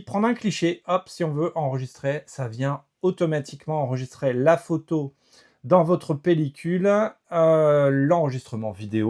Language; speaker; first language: French; native; French